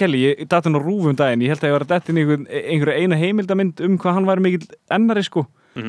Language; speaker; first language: Icelandic; native; Icelandic